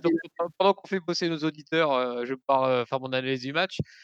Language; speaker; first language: French; native; French